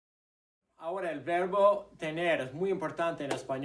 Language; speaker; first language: Spanish; non-native, fluent; English